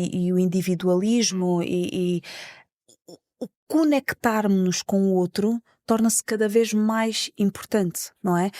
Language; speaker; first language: Portuguese; native; Portuguese